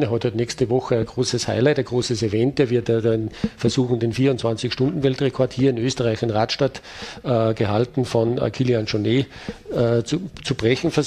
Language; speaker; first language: German; native; German